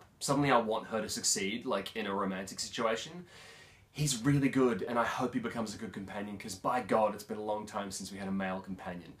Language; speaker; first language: English; native; English